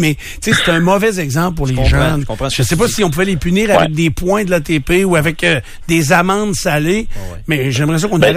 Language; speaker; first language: French; native; French